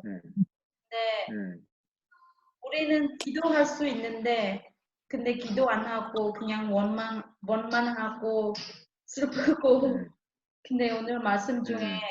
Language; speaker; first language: Korean; non-native, learner; Khmer